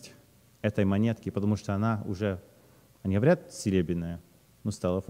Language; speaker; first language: Russian; early bilingual, heritage; Russian